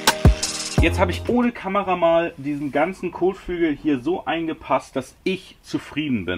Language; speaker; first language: German; native; German